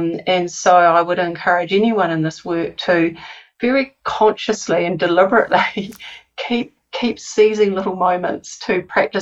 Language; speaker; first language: English; native; English